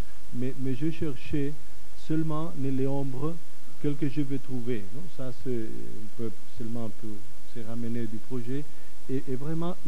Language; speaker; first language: French; non-native, fluent; Catalan